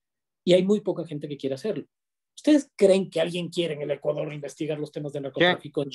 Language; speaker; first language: Spanish; native; Spanish